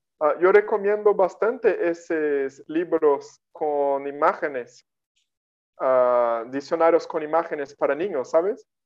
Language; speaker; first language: Spanish; non-native, fluent; Portuguese